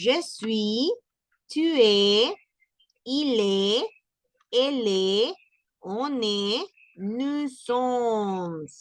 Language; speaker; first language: French; non-native, learner; Spanish